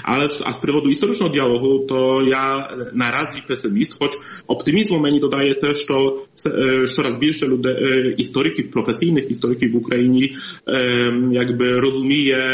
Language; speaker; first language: Polish; non-native, learner; Ukrainian